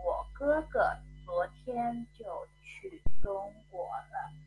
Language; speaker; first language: Chinese; non-native, fluent; Indonesian